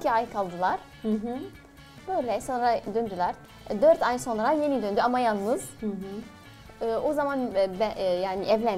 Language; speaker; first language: Turkish; non-native, learner; Arabic